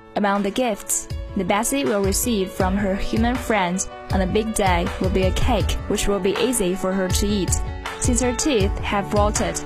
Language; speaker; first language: English; non-native, fluent; Chinese